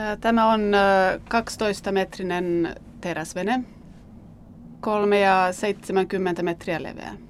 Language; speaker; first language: Finnish; non-native, local second language; Swedish